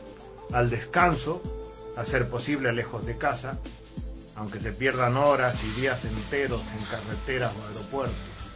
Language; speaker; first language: Spanish; native; Spanish